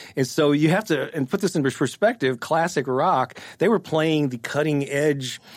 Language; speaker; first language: English; native; English